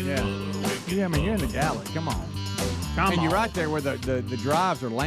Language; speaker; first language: English; native; English